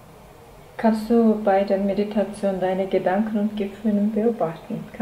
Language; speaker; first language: German; non-native, learner; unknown